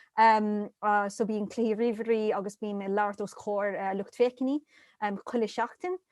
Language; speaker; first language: Irish; non-native, local second language; English